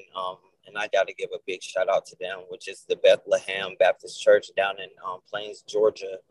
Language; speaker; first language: English; native; English